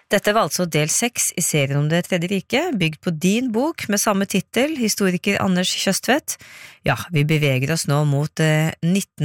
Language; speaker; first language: Norwegian; native; Norwegian